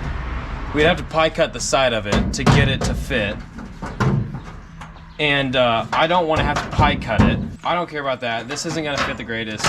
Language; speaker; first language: English; native; English